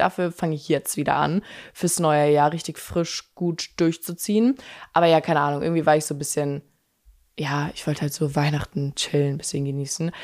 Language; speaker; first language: German; native; German